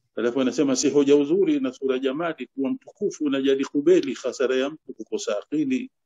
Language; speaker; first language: Swahili; native; Swahili